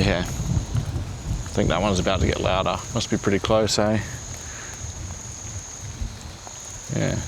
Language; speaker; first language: English; native; English